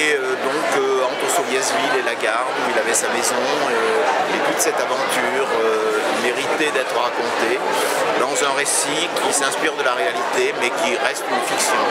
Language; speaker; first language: French; native; French